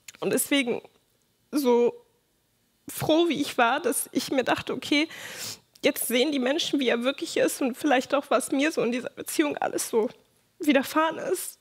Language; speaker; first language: German; native; German